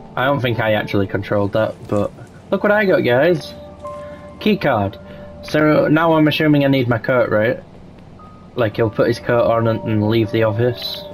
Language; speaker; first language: English; native; English